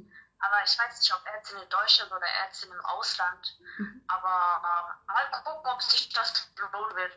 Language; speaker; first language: German; early bilingual, other home language; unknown